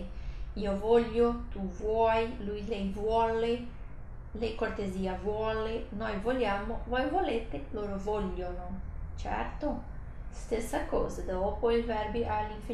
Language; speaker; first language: Italian; non-native, fluent; Portuguese